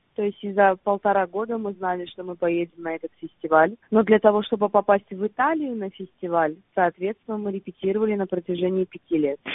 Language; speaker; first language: Russian; native; Russian